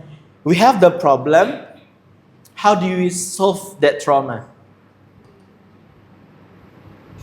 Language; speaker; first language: English; non-native, fluent; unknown